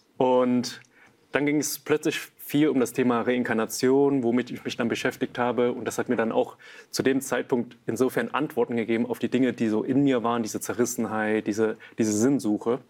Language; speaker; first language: German; early bilingual, other home language; Vietnamese